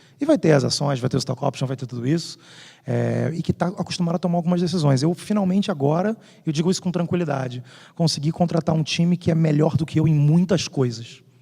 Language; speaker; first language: Portuguese; native; Portuguese